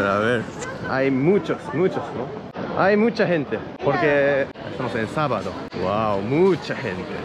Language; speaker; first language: Spanish; non-native, learner; Japanese